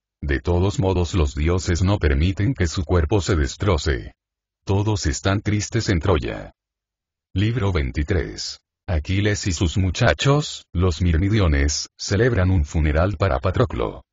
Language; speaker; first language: Spanish; native; Spanish